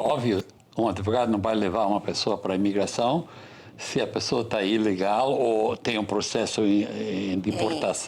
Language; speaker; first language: Portuguese; non-native, fluent; English